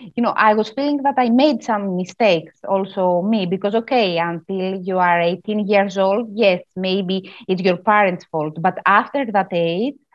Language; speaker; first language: English; non-native, fluent; Greek